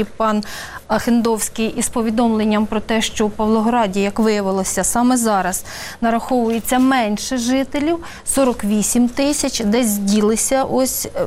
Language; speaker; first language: Ukrainian; native; Ukrainian